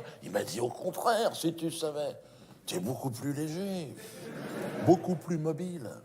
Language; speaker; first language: French; native; French